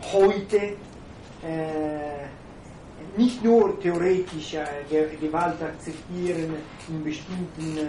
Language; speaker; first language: German; non-native, fluent; Italian